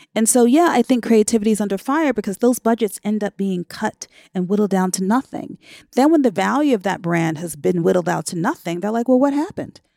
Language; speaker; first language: English; native; English